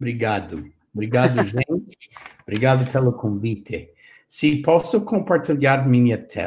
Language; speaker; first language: Portuguese; non-native, fluent; English